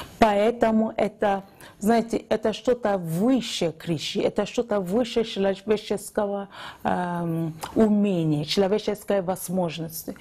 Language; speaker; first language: Russian; non-native, fluent; Yoruba